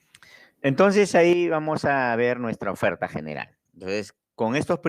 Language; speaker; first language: Spanish; native; Spanish